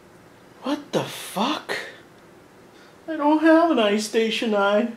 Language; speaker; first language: English; native; English